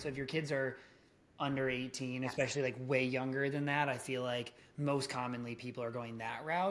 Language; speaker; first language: English; native; English